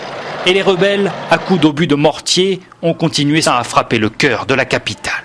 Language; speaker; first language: French; native; French